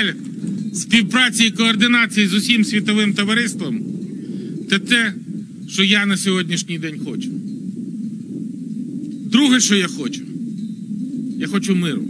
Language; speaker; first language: Ukrainian; native; Ukrainian